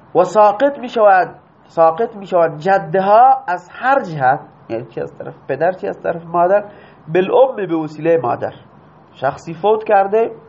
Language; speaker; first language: Persian; non-native, local second language; Baluchi